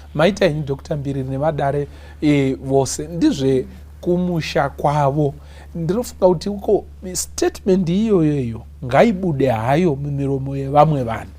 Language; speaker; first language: Shona; native; Shona